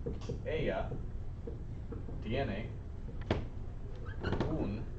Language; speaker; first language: Spanish; non-native, learner; English